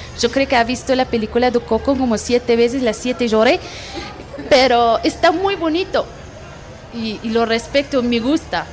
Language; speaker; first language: Spanish; non-native, fluent; Arabic